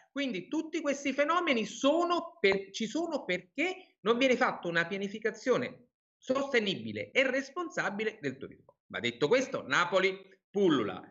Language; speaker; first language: Italian; native; Italian